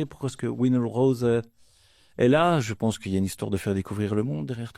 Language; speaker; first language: French; native; French